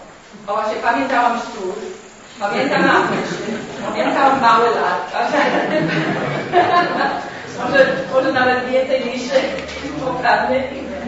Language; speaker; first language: Polish; non-native, learner; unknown